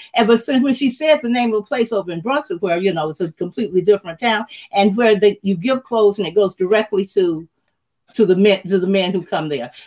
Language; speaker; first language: English; native; English